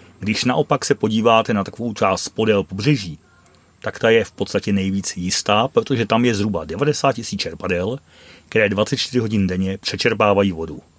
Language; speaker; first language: Czech; non-native, fluent; Dutch